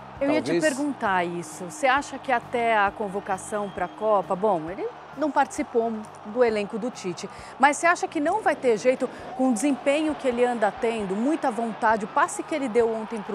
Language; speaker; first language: Portuguese; native; Portuguese